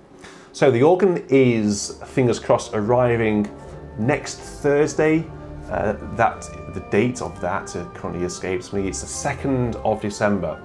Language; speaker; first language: English; native; English